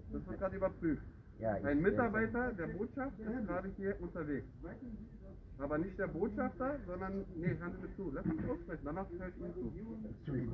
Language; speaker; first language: German; native; German